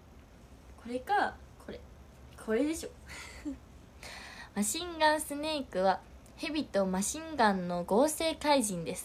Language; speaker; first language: Japanese; native; Japanese